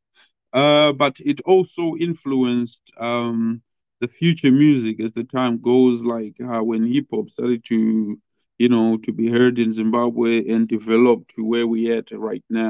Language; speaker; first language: English; non-native, local second language; Shona